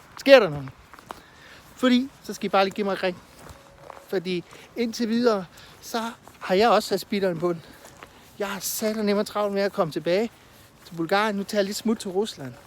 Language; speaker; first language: Danish; native; Danish